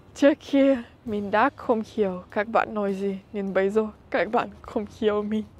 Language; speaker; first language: Vietnamese; non-native, fluent; Russian